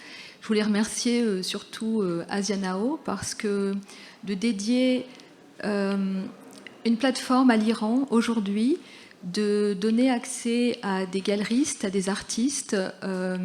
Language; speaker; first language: French; native; French